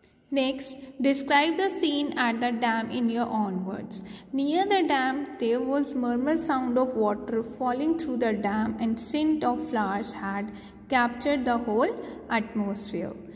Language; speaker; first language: English; non-native, local second language; Hindi